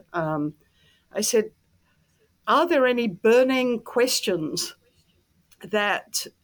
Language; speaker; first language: English; native; English